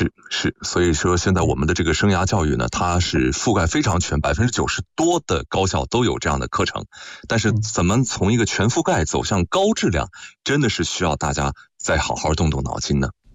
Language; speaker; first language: Chinese; native; Chinese